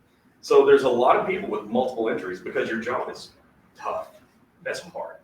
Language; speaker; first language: English; native; English